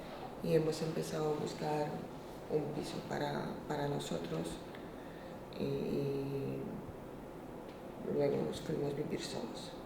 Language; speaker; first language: Spanish; non-native, fluent; Polish